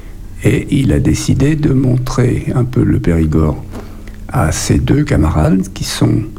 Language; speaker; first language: French; native; French